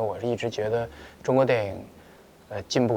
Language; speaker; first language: Chinese; native; Chinese